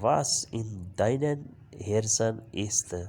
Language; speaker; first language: German; non-native, fluent; Urdu